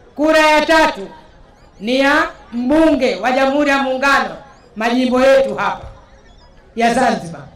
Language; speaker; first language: Swahili; native; Swahili